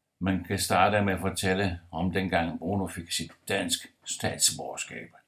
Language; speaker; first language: Danish; non-native, fluent; Italian